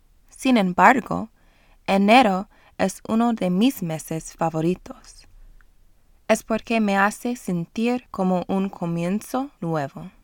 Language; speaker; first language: Spanish; non-native, learner; English